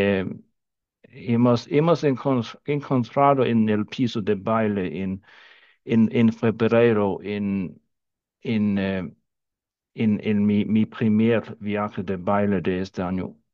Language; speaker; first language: Spanish; non-native, fluent; Danish